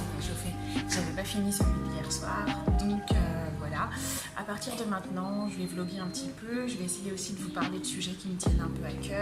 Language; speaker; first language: French; native; French